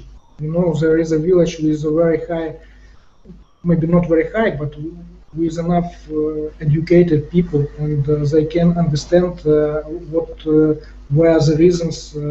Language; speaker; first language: English; non-native, fluent; Ukrainian